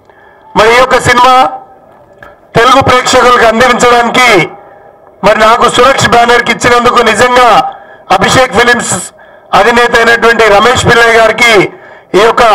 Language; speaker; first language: Telugu; native; Telugu